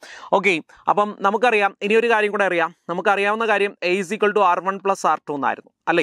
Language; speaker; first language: Malayalam; native; Malayalam